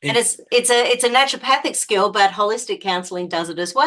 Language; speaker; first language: English; native; English